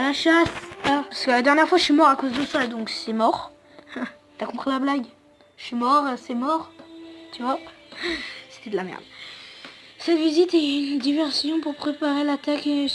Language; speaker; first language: French; native; French